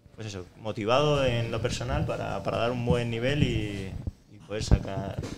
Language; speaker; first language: Spanish; native; Spanish